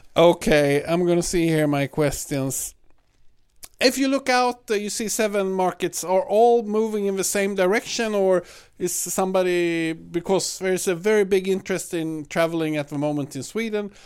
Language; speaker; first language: English; non-native, fluent; Swedish